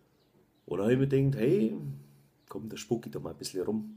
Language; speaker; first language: German; native; German